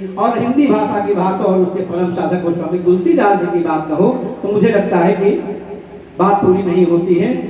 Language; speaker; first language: Hindi; native; Hindi